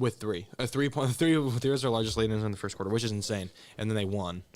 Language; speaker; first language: English; native; English